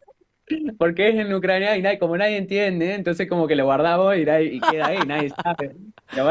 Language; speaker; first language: Spanish; native; Spanish